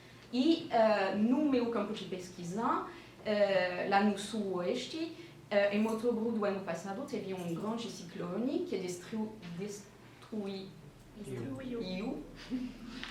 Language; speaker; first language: Portuguese; non-native, fluent; French